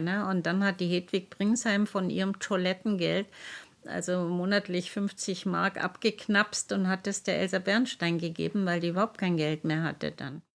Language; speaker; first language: German; native; German